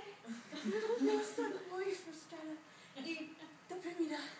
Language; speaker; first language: Spanish; non-native, learner; English